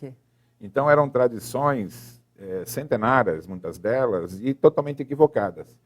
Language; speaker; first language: Portuguese; native; Portuguese